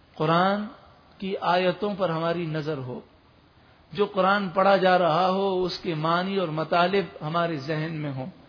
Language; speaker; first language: Urdu; native; Urdu